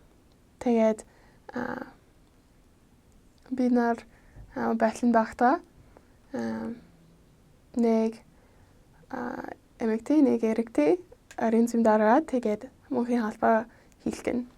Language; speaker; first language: Mongolian; non-native, fluent; English